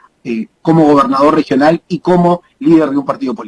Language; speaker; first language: Spanish; native; Spanish